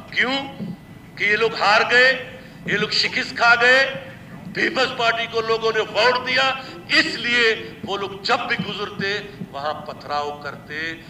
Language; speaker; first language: Urdu; non-native, local second language; Baluchi